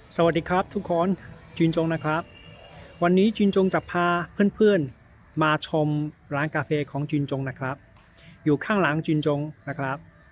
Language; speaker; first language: Thai; non-native, learner; Chinese